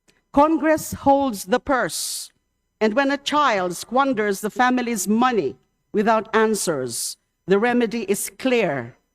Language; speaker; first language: English; non-native, local second language; Filipino